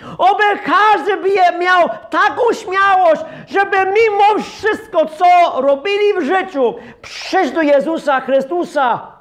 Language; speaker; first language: Polish; non-native, fluent; English